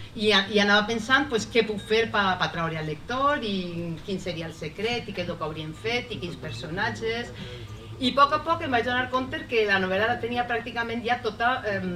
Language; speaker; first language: Catalan; native; Catalan